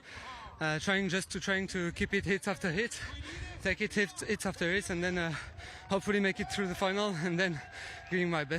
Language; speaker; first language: English; non-native, learner; Portuguese